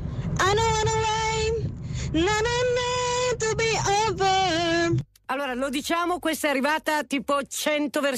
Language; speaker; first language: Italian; native; Italian